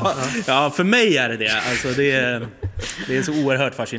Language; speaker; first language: Swedish; native; Swedish